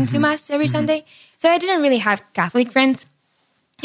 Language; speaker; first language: English; non-native, fluent; Spanish